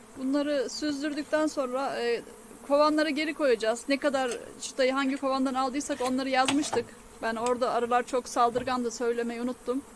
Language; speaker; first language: Turkish; native; Turkish